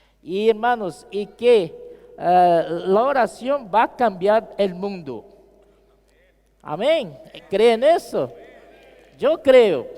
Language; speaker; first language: Spanish; non-native, fluent; Portuguese